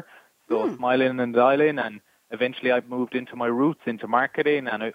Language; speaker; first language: English; native; English